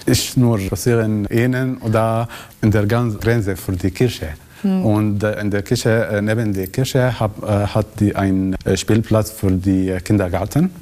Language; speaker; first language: German; non-native, learner; Arabic